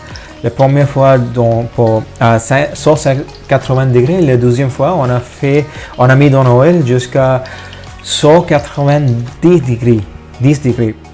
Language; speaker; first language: French; non-native, fluent; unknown